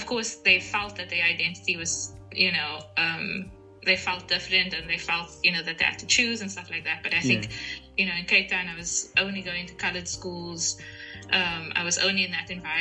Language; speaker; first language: English; native; English